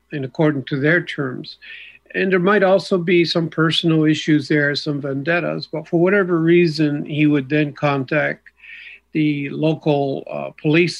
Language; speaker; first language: English; native; English